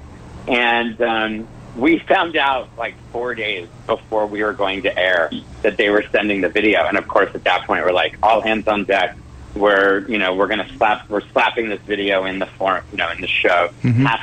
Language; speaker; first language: English; native; English